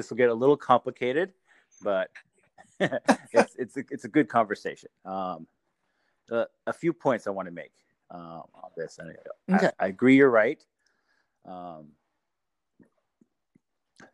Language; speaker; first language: English; early bilingual, other home language; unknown